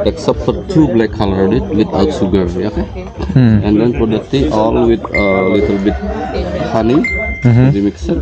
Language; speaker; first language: English; non-native, learner; Balinese